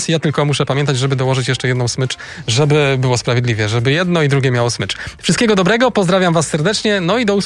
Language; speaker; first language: Polish; native; Polish